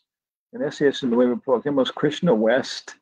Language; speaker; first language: Spanish; non-native, fluent; English